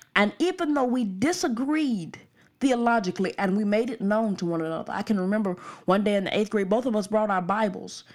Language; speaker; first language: English; native; English